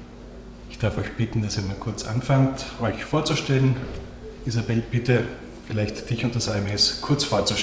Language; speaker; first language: German; native; German